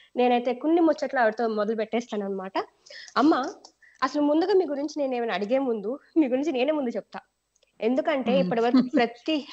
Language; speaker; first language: Telugu; native; Telugu